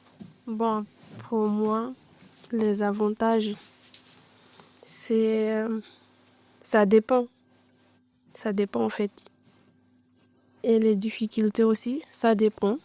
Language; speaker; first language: French; non-native, learner; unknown